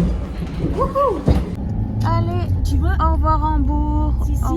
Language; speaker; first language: French; native; French